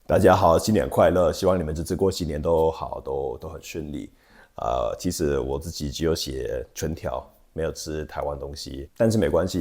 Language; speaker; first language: Chinese; non-native, fluent; English